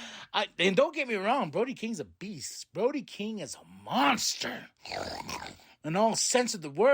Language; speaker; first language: English; native; English